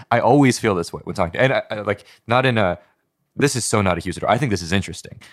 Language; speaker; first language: English; native; English